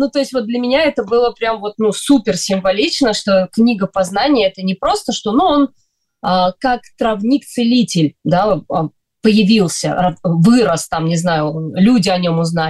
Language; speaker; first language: Russian; native; Russian